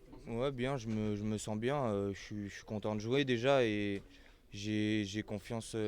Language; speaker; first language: French; native; French